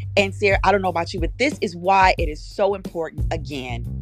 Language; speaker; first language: English; native; English